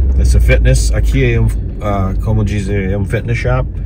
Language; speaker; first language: Portuguese; non-native, learner; English